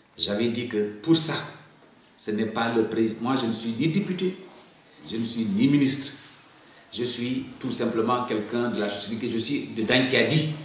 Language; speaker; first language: French; non-native, local second language; Wolof